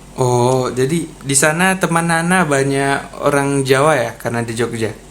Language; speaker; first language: Indonesian; native; Indonesian